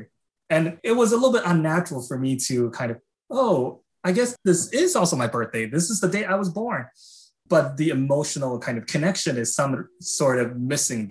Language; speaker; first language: English; non-native, fluent; Chinese